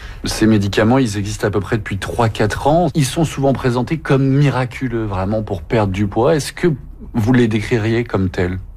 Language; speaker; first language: French; native; French